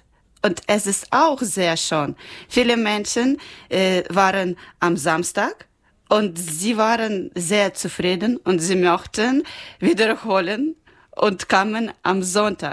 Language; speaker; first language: German; non-native, learner; Ukrainian